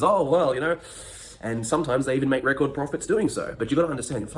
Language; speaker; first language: English; native; English